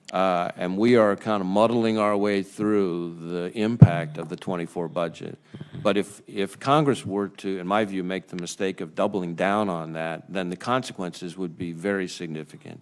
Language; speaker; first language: English; native; English